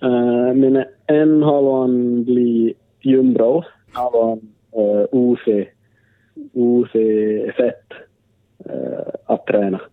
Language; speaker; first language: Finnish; non-native, learner; Swedish